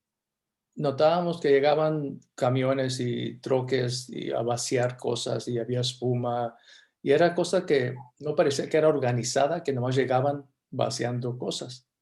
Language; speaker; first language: Spanish; early bilingual, heritage; Spanish